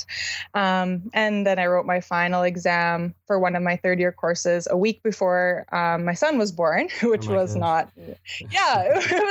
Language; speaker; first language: English; native; English